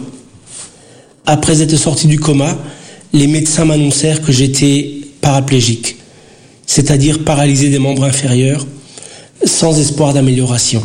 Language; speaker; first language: French; early bilingual, other home language; Portuguese